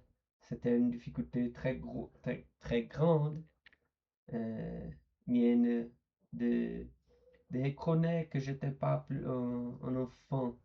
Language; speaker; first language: French; non-native, learner; Portuguese